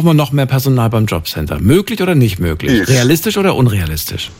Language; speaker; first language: German; native; German